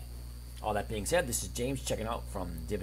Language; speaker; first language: English; native; English